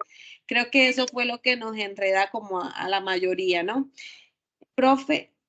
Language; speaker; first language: Spanish; native; Spanish